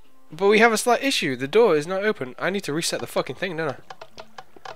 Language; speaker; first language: English; native; English